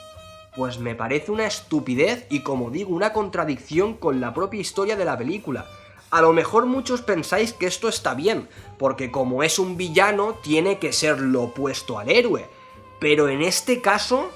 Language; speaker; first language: Spanish; native; Spanish